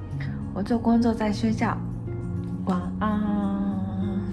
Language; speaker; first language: Chinese; non-native, fluent; Japanese